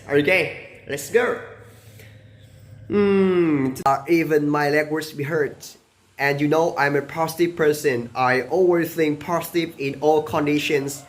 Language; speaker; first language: English; non-native, learner; Vietnamese